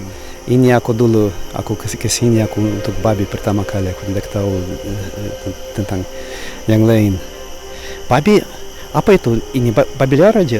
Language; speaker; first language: Indonesian; non-native, learner; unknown